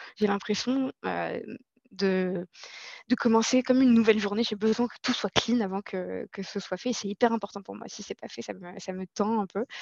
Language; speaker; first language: French; non-native, local second language; Arabic